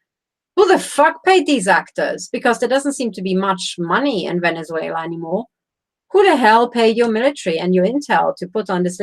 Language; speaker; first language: English; non-native, fluent; Romanian